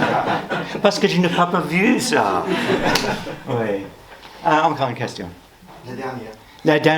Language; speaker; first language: French; non-native, learner; English